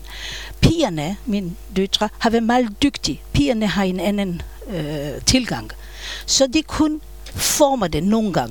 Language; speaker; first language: Danish; non-native, fluent; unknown